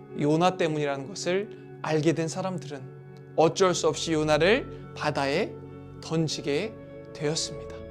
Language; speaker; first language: Korean; native; Korean